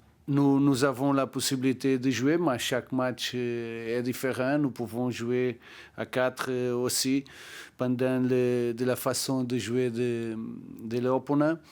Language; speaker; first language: French; non-native, learner; Portuguese